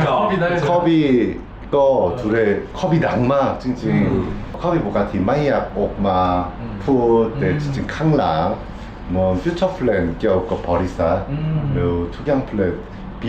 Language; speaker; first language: Thai; non-native, learner; Korean